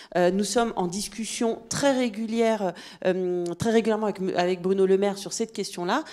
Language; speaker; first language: French; native; French